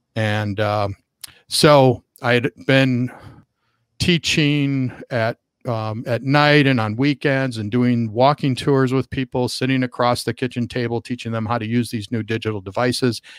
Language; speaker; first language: English; native; English